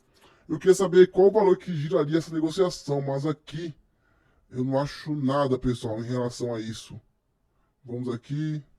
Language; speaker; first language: Portuguese; native; Portuguese